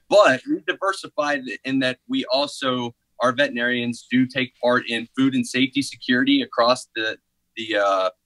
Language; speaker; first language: English; native; English